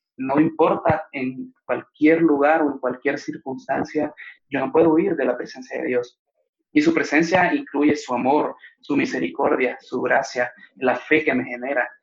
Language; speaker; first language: Spanish; native; Spanish